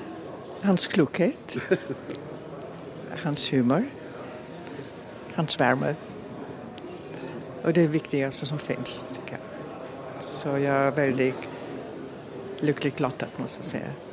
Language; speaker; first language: Swedish; non-native, fluent; German